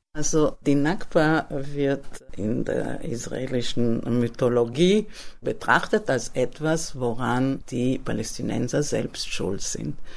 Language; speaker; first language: German; native; German